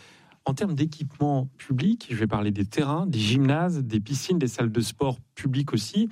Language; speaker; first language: French; native; French